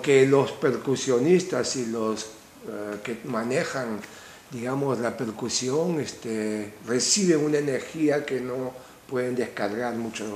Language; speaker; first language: Spanish; native; Spanish